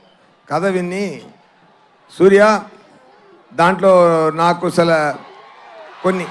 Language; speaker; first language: Telugu; non-native, learner; Tamil